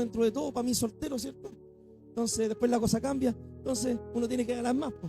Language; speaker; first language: Spanish; native; Spanish